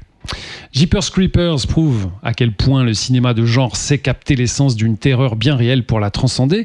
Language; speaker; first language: French; native; French